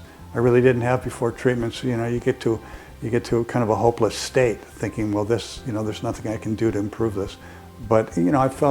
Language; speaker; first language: English; native; English